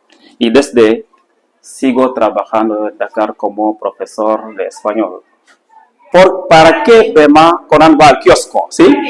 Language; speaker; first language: Spanish; non-native, fluent; Serer